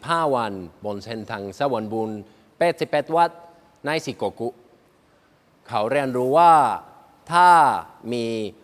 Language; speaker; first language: Thai; non-native, learner; Spanish